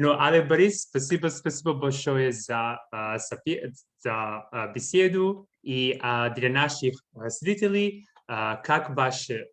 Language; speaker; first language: Russian; non-native, fluent; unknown